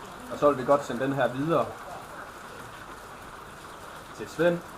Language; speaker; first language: Danish; native; Danish